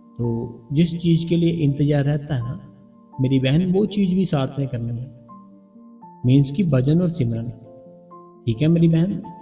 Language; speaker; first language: Hindi; non-native, local second language; Punjabi